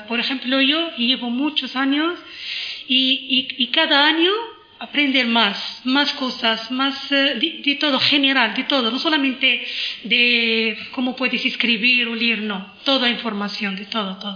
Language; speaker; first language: Spanish; non-native, learner; Arabic